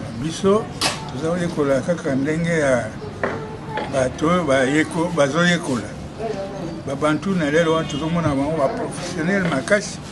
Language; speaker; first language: Lingala; native; Lingala